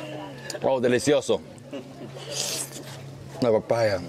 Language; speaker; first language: Spanish; early bilingual, heritage; Spanish